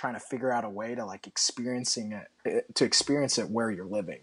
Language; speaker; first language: English; native; English